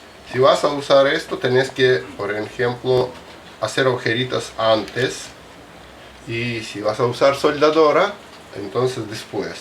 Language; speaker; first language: Spanish; non-native, fluent; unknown